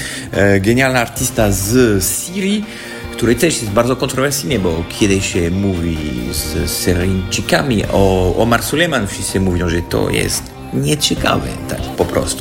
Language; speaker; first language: Polish; non-native, fluent; French